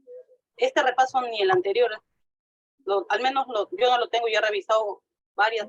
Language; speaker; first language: Spanish; native; Spanish